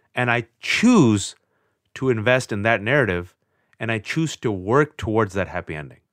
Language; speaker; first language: English; native; English